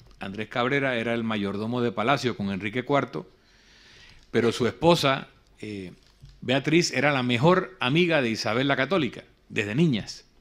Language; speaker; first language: Spanish; native; Spanish